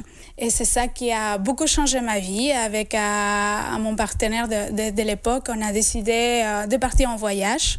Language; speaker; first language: French; non-native, fluent; Spanish